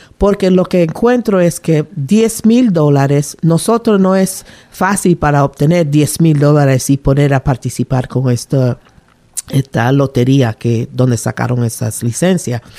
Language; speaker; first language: Spanish; native; Spanish